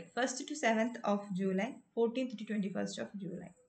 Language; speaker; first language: English; non-native, local second language; Malayalam